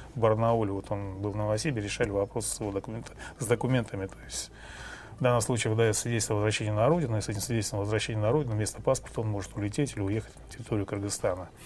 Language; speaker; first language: Russian; non-native, local second language; Kyrgyz